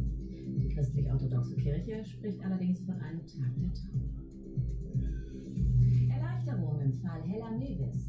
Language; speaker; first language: German; native; German